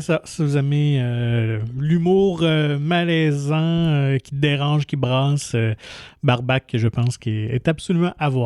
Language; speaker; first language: French; native; French